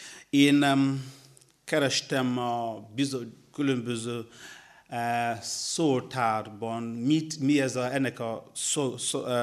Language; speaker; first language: Hungarian; non-native, learner; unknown